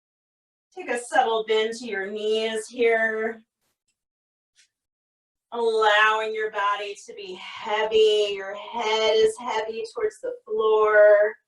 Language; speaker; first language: English; native; English